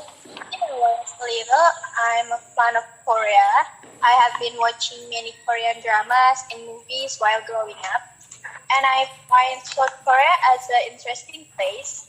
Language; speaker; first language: English; non-native, learner; Indonesian